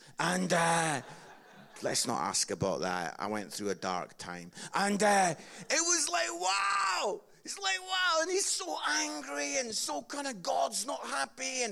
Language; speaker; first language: English; native; English